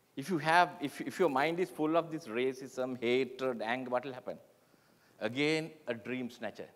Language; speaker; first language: English; non-native, local second language; Sinhala